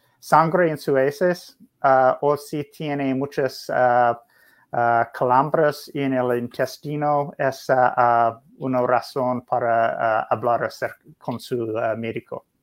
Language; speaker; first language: Spanish; non-native, learner; English